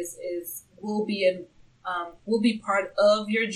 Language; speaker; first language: English; non-native, local second language; Swahili